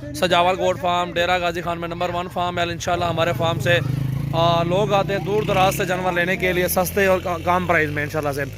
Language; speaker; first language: Urdu; non-native, local second language; Saraiki